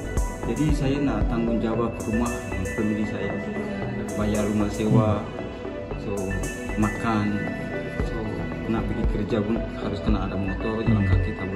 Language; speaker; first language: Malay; non-native, fluent; Rohingya